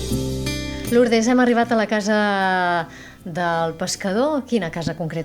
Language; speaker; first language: Catalan; native; Catalan